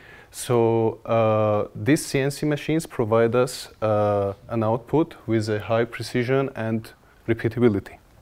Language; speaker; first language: English; non-native, fluent; Armenian